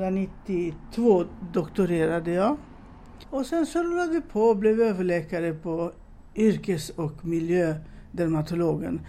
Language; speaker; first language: Swedish; non-native, fluent; Romanian